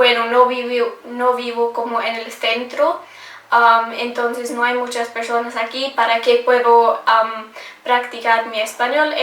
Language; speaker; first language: Spanish; non-native, learner; English